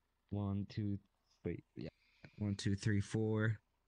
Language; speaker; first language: English; non-native, learner; Spanish